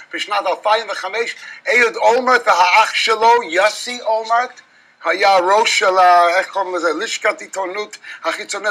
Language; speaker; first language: Hebrew; non-native, fluent; English